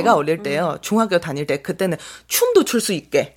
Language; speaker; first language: Korean; non-native, fluent; Chinese